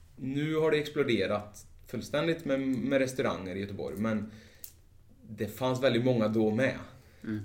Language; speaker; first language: Swedish; native; Swedish